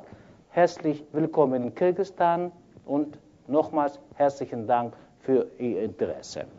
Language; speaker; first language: German; non-native, fluent; Kyrgyz